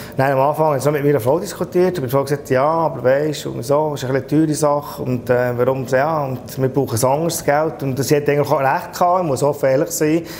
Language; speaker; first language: German; non-native, fluent; Italian